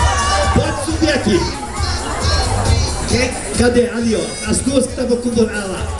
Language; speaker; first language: Portuguese; non-native, learner; Spanish